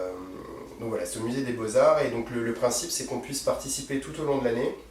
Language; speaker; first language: French; native; French